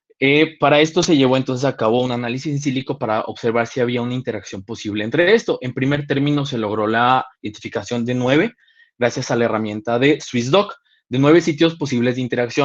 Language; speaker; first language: Spanish; native; Spanish